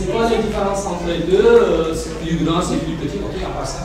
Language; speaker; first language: French; non-native, learner; Kurdish